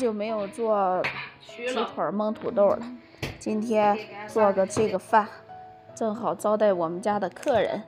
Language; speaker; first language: Chinese; native; Chinese